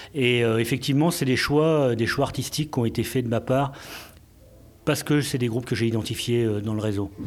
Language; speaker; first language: French; native; French